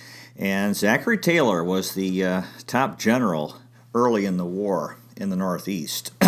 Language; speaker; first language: English; native; English